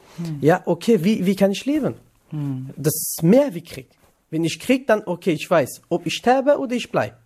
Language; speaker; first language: German; non-native, learner; Kurdish